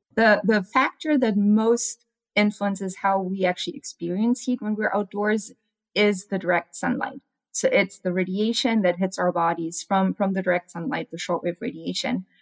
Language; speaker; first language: English; non-native, fluent; German